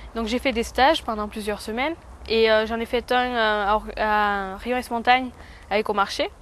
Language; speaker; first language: French; native; French